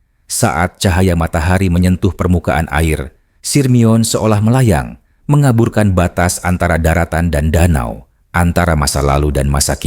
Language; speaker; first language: Indonesian; native; Indonesian